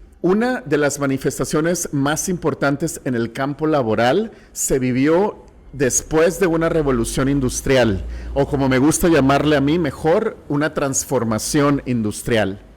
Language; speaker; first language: Spanish; native; Spanish